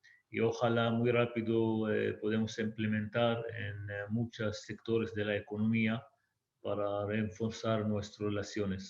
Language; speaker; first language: Spanish; non-native, fluent; Hebrew